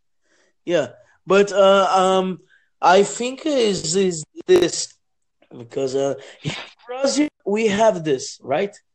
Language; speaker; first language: English; non-native, learner; Portuguese